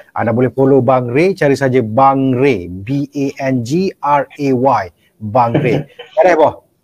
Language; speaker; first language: Malay; native; Malay